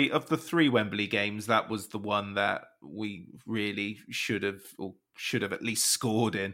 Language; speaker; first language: English; native; English